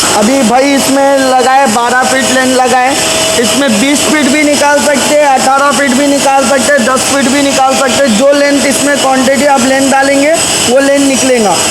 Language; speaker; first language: Hindi; native; Hindi